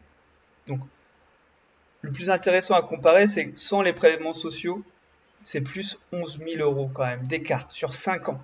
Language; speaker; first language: French; native; French